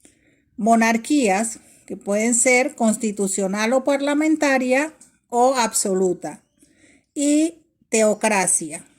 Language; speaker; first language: Spanish; native; Spanish